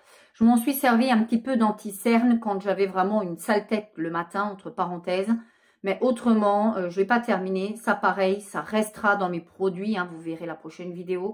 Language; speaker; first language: French; native; French